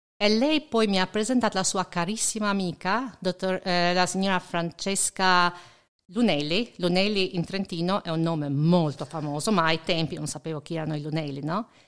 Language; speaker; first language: Italian; non-native, fluent; Albanian